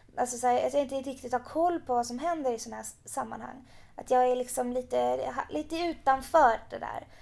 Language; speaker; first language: Swedish; early bilingual, other home language; Persian